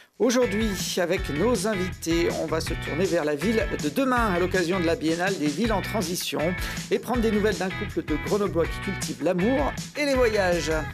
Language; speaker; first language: French; native; French